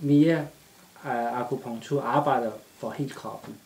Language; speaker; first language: Danish; non-native, learner; Chinese